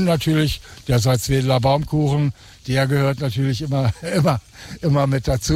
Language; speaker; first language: German; native; German